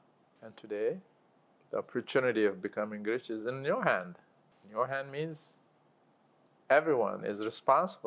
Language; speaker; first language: English; non-native, local second language; Arabic